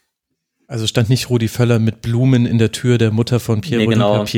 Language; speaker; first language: German; native; German